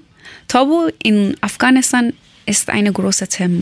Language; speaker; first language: German; non-native, learner; Persian